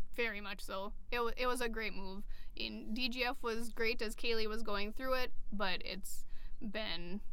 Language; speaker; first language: English; native; English